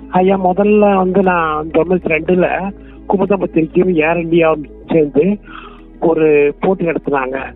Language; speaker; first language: Tamil; non-native, local second language; Kannada